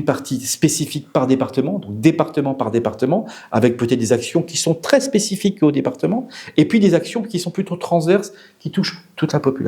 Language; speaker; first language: French; native; French